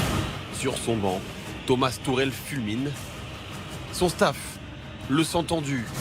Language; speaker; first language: French; native; French